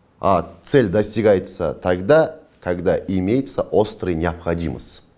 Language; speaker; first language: Russian; non-native, local second language; Kazakh